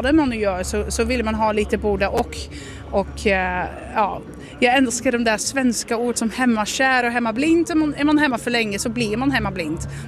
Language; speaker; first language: Swedish; non-native, fluent; Dutch